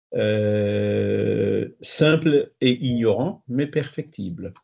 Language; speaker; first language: French; native; French